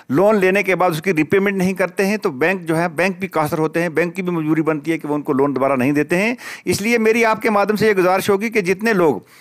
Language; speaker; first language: Urdu; non-native, local second language; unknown